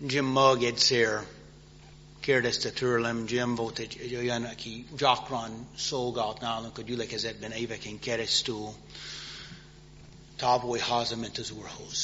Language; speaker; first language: Hungarian; non-native, fluent; English